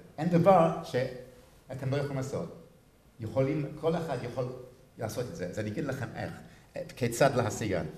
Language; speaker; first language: Hebrew; non-native, fluent; English